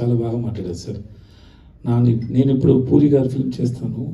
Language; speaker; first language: Telugu; non-native, learner; Tamil